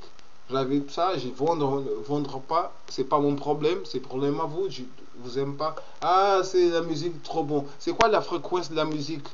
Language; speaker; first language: French; non-native, learner; Portuguese